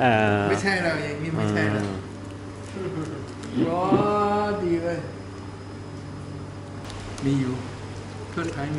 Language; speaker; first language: Thai; non-native, local second language; Chinese